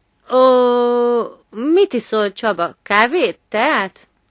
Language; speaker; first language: Hungarian; native; Hungarian